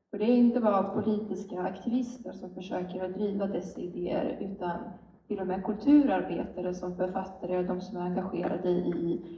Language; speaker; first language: Swedish; non-native, learner; Ukrainian